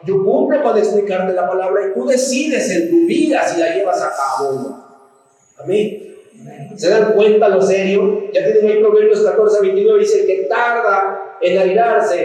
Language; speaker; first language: Spanish; native; Spanish